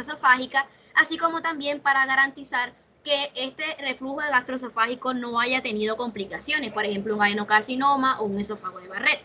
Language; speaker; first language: Spanish; native; Spanish